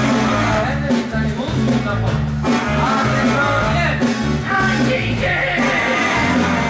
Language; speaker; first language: German; non-native, learner; French